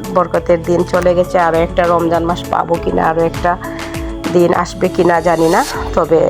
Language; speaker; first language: Bangla; non-native, local second language; Sylheti